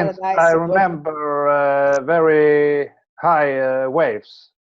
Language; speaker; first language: English; non-native, fluent; Swedish